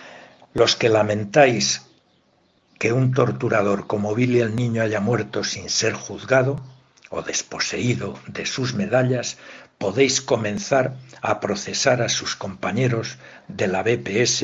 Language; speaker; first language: Spanish; native; Spanish